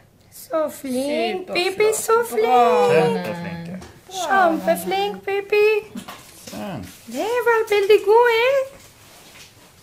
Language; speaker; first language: Norwegian; non-native, learner; Spanish